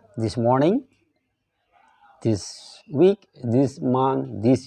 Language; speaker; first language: English; non-native, fluent; Indonesian